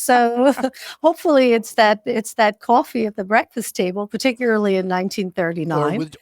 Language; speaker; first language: English; native; English